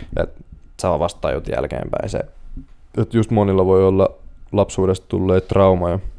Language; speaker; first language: Finnish; early bilingual, other home language; Portuguese